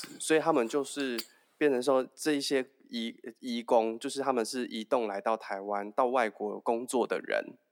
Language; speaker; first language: Chinese; native; Chinese